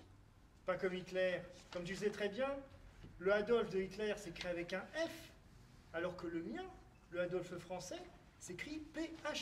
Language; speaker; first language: French; native; French